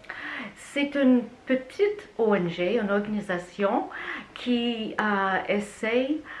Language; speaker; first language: French; non-native, learner; English